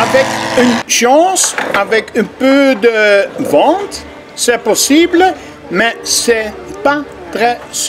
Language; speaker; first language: French; non-native, local second language; Dutch